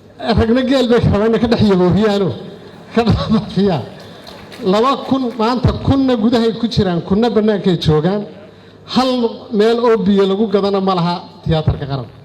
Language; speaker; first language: Somali; native; Somali